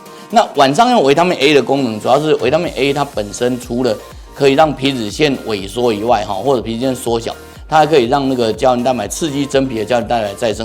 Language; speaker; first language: Chinese; native; Chinese